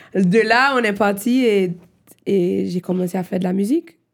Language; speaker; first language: French; non-native, local second language; Haitian Creole